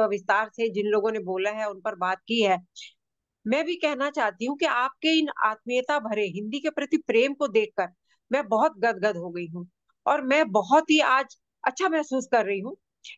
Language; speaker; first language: Hindi; native; Hindi